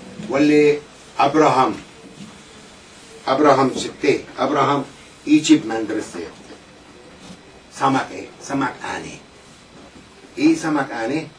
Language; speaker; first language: Korean; non-native, learner; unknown